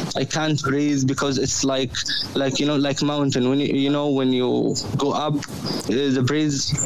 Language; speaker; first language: English; non-native, learner; Arabic